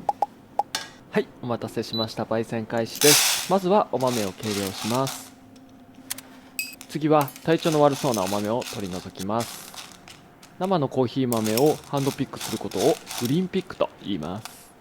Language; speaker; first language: Japanese; native; Japanese